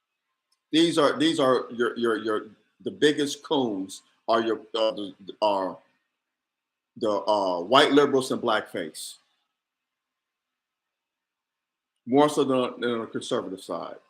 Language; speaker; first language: English; native; English